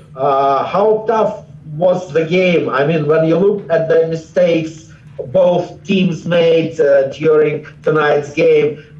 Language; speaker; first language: English; non-native, fluent; Russian